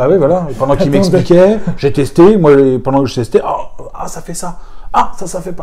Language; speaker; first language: French; native; French